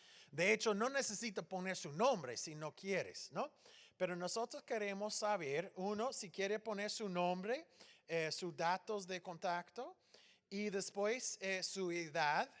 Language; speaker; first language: Spanish; non-native, fluent; English